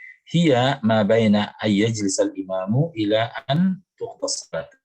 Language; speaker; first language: Arabic; non-native, fluent; Indonesian